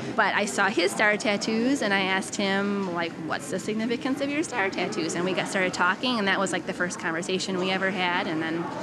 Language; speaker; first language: English; native; English